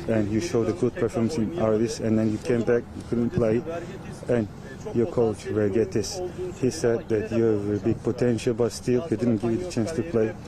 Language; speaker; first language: English; non-native, fluent; Turkish